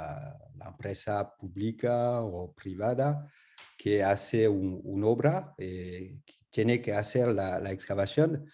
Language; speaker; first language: Spanish; non-native, learner; French